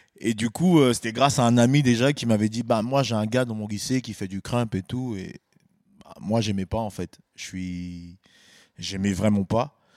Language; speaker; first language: French; early bilingual, other home language; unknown